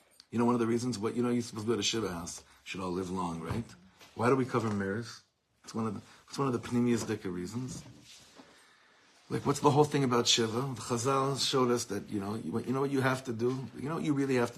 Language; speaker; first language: English; native; English